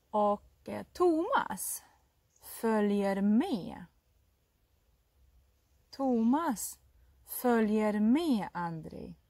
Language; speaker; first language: Swedish; non-native, fluent; Russian